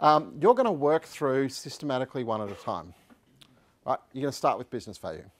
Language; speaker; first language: English; native; English